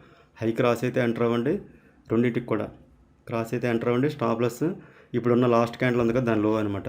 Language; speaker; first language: Telugu; native; Telugu